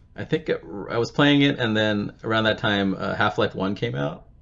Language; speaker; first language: English; native; English